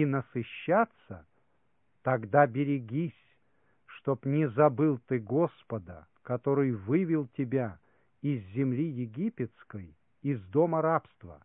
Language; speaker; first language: Russian; native; Russian